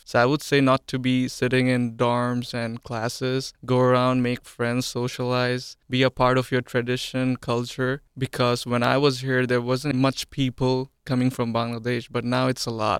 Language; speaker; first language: English; non-native, local second language; Bangla